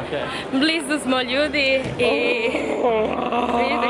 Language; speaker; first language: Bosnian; non-native, fluent; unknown